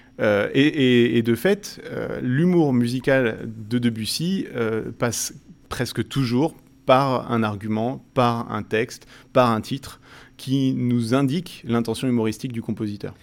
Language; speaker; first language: French; native; French